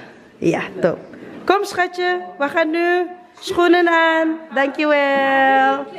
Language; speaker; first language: Dutch; non-native, learner; Filipino